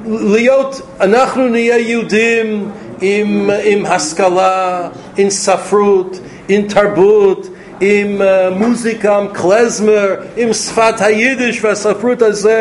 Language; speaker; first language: Hebrew; non-native, fluent; English